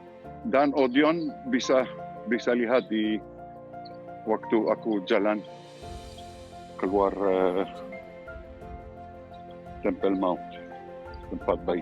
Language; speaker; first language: Indonesian; non-native, learner; Hebrew